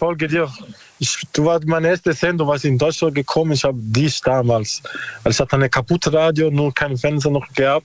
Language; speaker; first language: German; non-native, learner; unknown